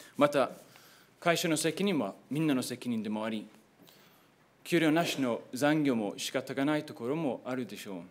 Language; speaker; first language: Japanese; non-native, fluent; English